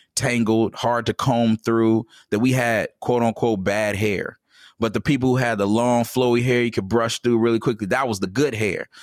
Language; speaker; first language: English; native; English